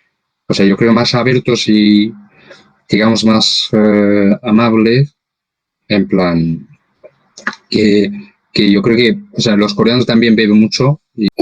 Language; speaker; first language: Spanish; non-native, fluent; Korean